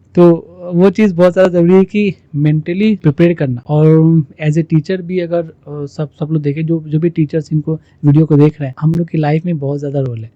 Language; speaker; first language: Hindi; non-native, local second language; Assamese